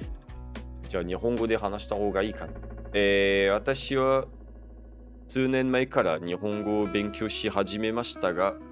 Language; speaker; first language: Japanese; non-native, learner; French